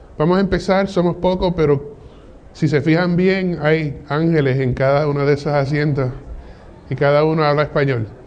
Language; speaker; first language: Spanish; early bilingual, heritage; English